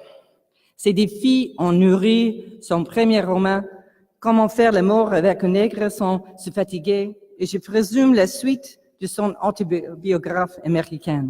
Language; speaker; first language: French; non-native, local second language; English